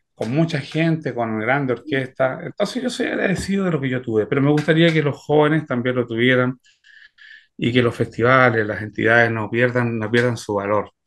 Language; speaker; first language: Spanish; native; Spanish